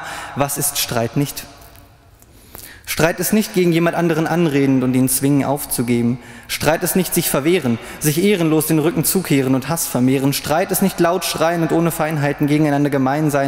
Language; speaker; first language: German; native; German